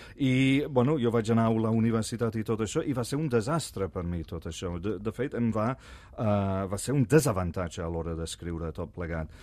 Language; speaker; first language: Catalan; non-native, fluent; English